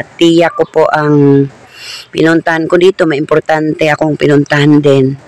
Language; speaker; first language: Filipino; non-native, local second language; Waray